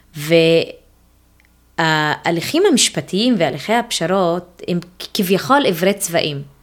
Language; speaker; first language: Hebrew; non-native, local second language; Arabic